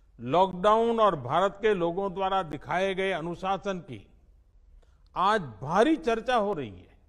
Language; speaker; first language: Hindi; non-native, local second language; Gujarati